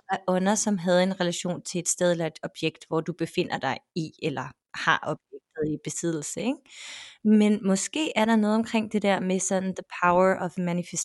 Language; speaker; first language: Danish; native; Danish